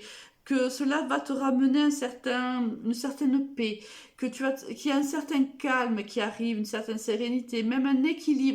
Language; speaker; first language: French; native; French